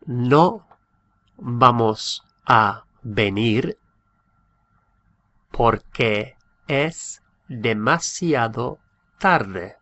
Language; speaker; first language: Spanish; non-native, fluent; English